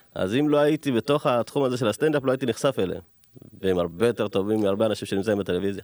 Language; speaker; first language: Hebrew; early bilingual, other home language; Amharic